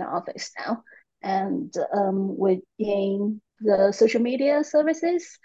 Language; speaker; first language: English; non-native, fluent; Chinese